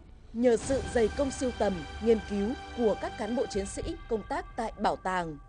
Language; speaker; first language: Vietnamese; native; Vietnamese